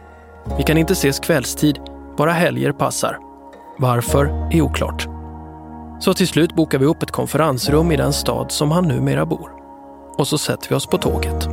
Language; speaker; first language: Swedish; native; Swedish